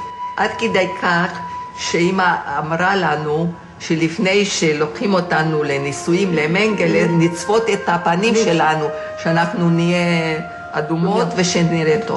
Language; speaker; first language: Hebrew; non-native, fluent; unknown